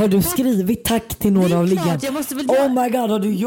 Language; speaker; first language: Swedish; native; Swedish